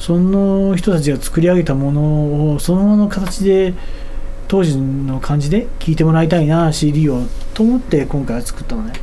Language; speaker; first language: Japanese; native; Japanese